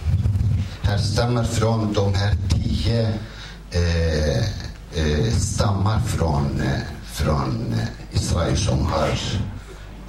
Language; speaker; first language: Swedish; non-native, fluent; Kurdish